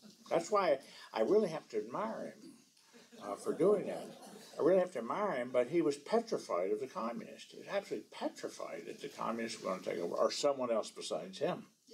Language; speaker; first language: English; native; English